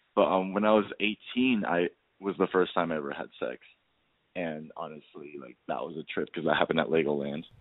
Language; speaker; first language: English; native; English